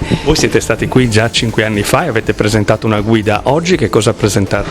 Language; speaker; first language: Italian; native; Italian